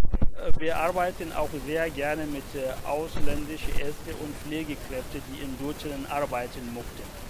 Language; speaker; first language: German; non-native, fluent; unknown